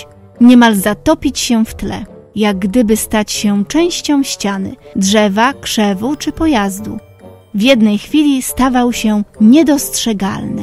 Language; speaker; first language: Polish; native; Polish